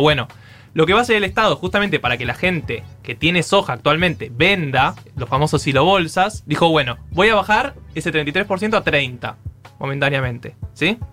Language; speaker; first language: Spanish; native; Spanish